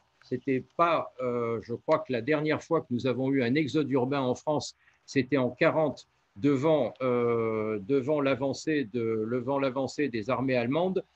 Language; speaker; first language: French; native; French